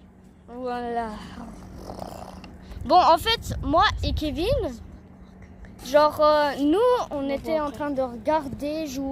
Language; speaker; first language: French; native; French